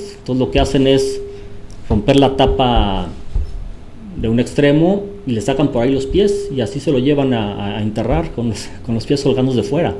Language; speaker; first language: Spanish; native; Spanish